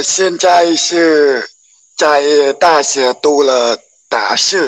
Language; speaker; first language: Chinese; non-native, learner; Khmer